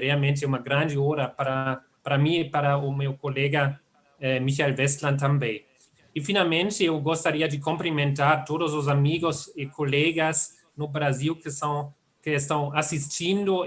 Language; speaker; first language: Portuguese; non-native, fluent; German